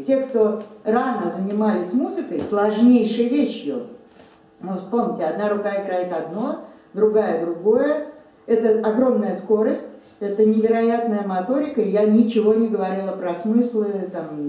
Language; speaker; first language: Russian; native; Russian